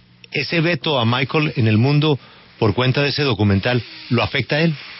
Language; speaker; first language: Spanish; native; Spanish